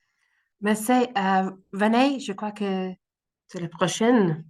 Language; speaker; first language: French; non-native, learner; English